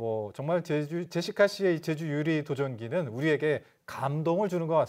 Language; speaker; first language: Korean; native; Korean